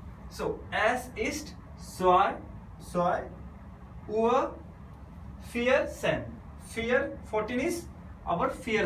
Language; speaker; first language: German; non-native, learner; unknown